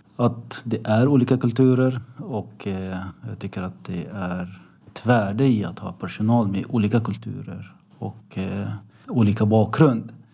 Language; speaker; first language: Swedish; early bilingual, other home language; Arabic